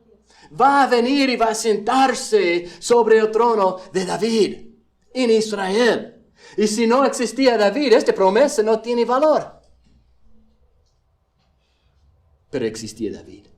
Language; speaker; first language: Spanish; non-native, fluent; English